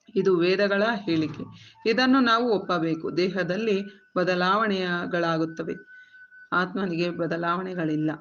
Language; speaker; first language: Kannada; native; Kannada